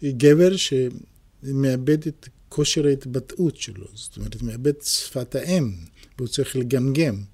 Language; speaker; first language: Hebrew; native; Hebrew